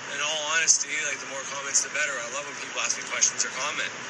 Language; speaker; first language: English; native; English